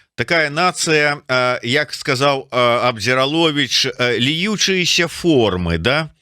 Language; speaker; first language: Belarusian; non-native, local second language; Russian